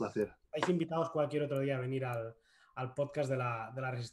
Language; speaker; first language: Spanish; native; Spanish